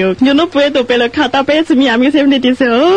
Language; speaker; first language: Spanish; non-native, learner; Chinese